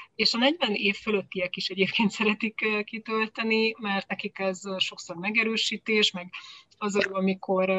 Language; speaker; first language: Hungarian; native; Hungarian